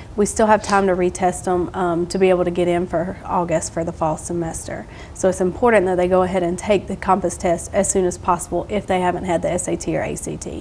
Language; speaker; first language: English; native; English